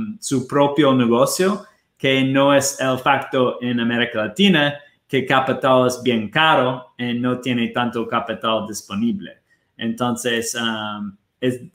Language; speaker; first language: Spanish; non-native, fluent; Portuguese